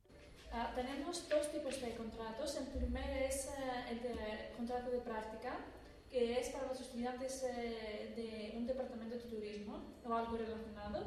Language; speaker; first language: Spanish; non-native, fluent; Greek